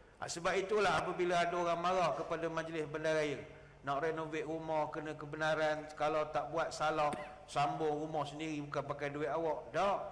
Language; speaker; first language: Malay; native; Malay